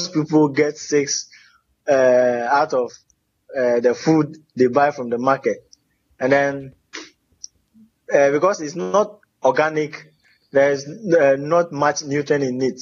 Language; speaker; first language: English; non-native, local second language; Ewe